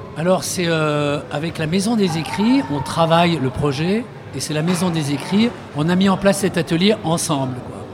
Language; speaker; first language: French; early bilingual, other home language; Arabic